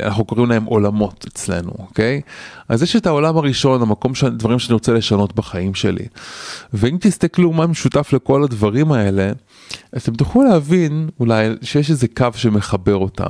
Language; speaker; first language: Hebrew; native; Hebrew